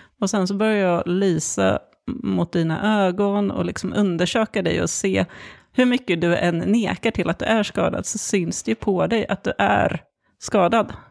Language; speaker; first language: Swedish; native; Swedish